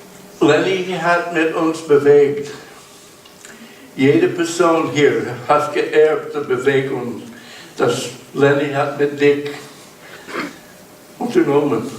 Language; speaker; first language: German; non-native, learner; English